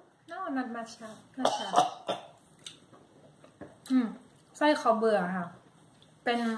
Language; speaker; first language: German; non-native, learner; Thai